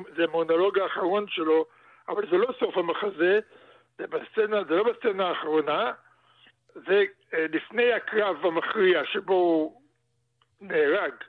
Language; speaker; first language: Hebrew; early bilingual, other home language; Russian